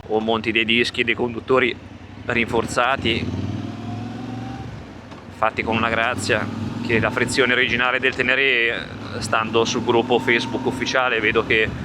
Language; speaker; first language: Italian; native; Italian